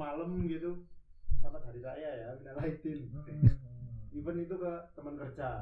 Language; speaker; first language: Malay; non-native, local second language; Javanese